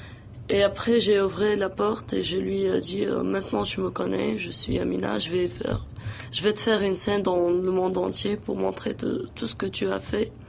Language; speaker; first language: French; non-native, local second language; Arabic